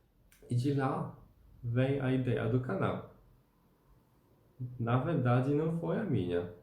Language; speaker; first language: Portuguese; non-native, fluent; Polish